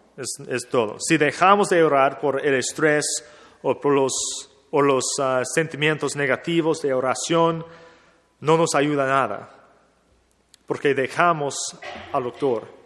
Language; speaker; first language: Spanish; non-native, fluent; English